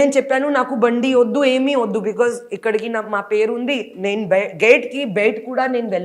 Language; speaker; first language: Telugu; non-native, learner; Hindi